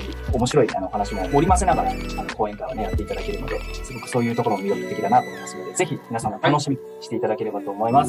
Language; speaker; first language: Japanese; native; Japanese